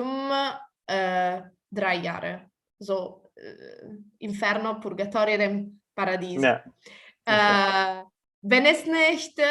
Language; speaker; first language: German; non-native, learner; Italian